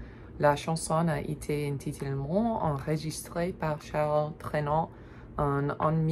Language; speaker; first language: French; non-native, learner; English